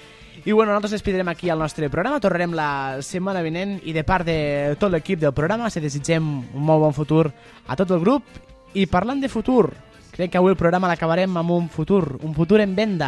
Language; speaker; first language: Catalan; native; Catalan